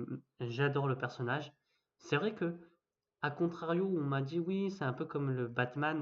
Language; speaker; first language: French; native; French